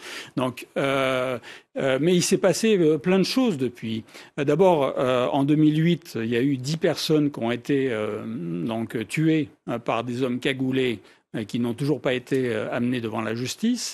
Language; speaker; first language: French; native; French